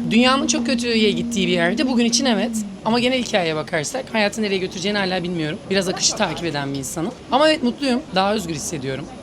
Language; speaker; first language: Turkish; native; Turkish